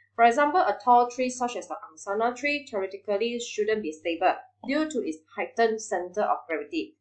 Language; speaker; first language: English; non-native, local second language; Chinese